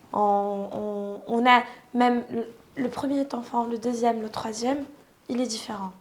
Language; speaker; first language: French; non-native, local second language; Arabic